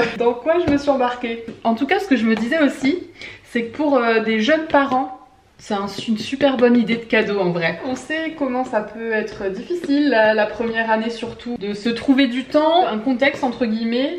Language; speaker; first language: French; native; French